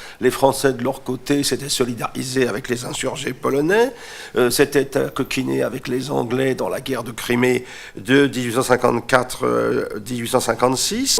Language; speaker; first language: French; native; French